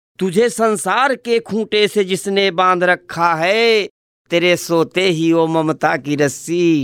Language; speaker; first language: Hindi; native; Hindi